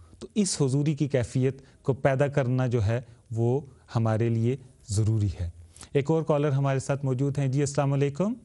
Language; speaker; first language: Urdu; native; Urdu